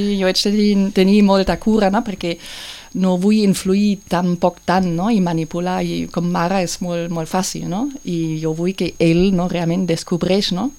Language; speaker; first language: Catalan; non-native, fluent; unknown